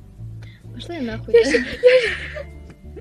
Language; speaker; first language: Russian; non-native, local second language; Kazakh